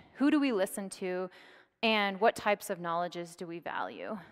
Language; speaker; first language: English; native; English